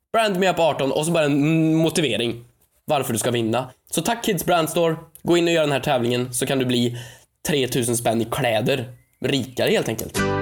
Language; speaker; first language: Swedish; native; Swedish